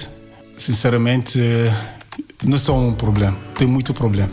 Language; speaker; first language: Portuguese; non-native, learner; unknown